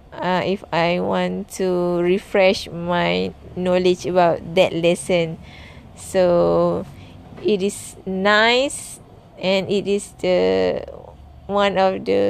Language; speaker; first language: English; non-native, learner; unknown